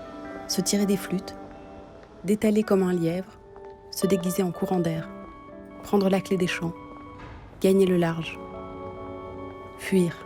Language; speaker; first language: French; native; French